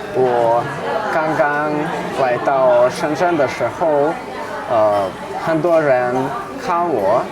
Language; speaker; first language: Chinese; non-native, learner; Russian